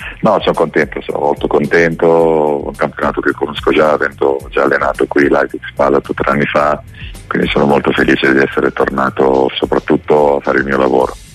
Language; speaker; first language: Italian; native; Italian